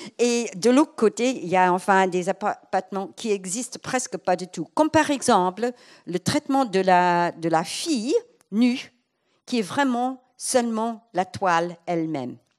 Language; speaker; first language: French; non-native, fluent; English